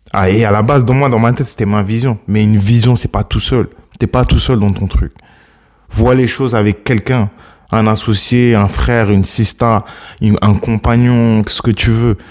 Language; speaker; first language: French; early bilingual, other home language; Akan